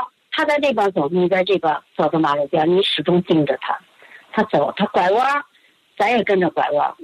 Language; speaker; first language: Chinese; native; Chinese